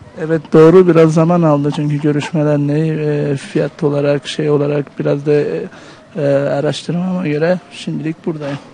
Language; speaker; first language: Turkish; early bilingual, heritage; Turkish